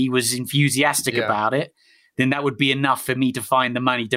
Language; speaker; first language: English; native; English